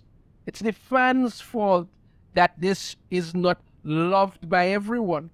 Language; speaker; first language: English; native; English